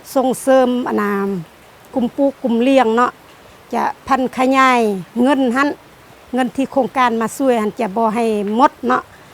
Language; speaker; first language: Lao; non-native, local second language; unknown